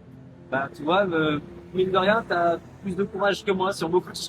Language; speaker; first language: French; native; French